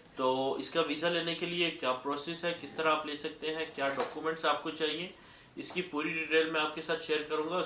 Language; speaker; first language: Urdu; non-native, local second language; Punjabi